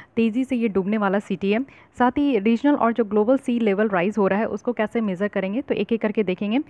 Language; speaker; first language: Hindi; native; Hindi